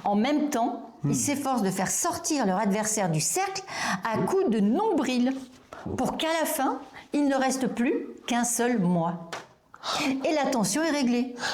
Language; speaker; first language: French; native; French